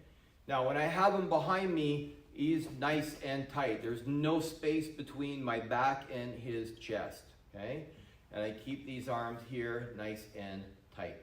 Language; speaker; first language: English; native; English